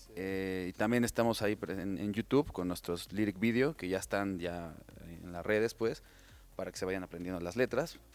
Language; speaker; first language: Spanish; native; Spanish